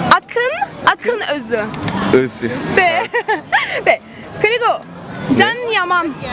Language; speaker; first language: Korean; non-native, learner; Turkish